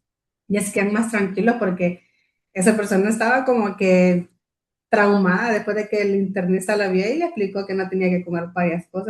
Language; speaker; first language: Spanish; native; Spanish